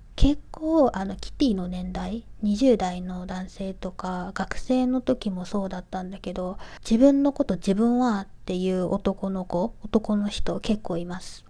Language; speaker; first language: Japanese; native; Japanese